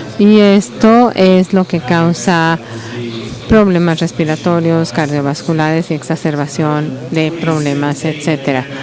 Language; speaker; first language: Spanish; non-native, learner; English